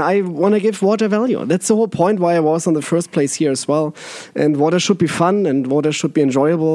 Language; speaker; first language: English; non-native, fluent; German